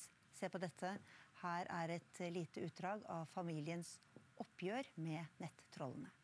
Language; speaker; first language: Norwegian; native; Norwegian